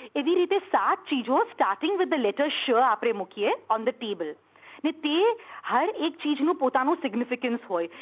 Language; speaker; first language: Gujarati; early bilingual, heritage; Gujarati